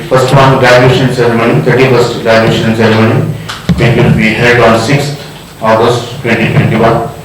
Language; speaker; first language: English; non-native, local second language; Kannada